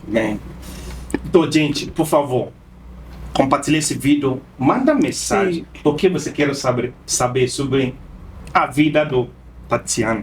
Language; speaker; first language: Portuguese; non-native, fluent; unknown